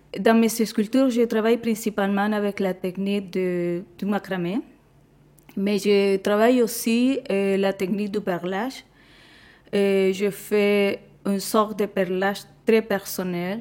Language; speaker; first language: French; non-native, fluent; Spanish